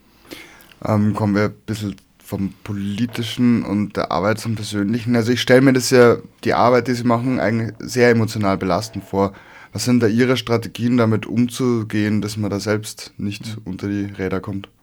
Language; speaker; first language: German; native; German